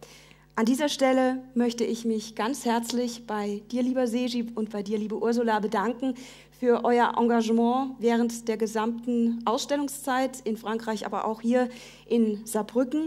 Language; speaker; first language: German; native; German